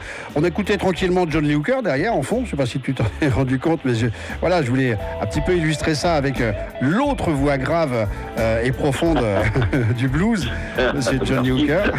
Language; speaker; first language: French; native; French